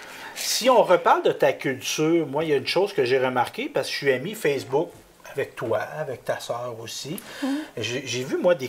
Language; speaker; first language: French; native; French